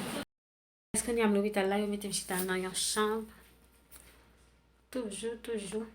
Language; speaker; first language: French; non-native, local second language; Haitian Creole